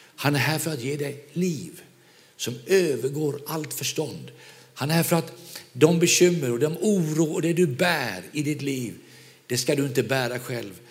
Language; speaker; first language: Swedish; native; Swedish